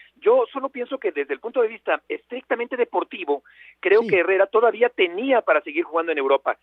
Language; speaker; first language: Spanish; native; Spanish